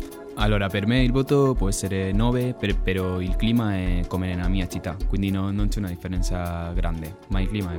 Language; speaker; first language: Italian; non-native, fluent; Spanish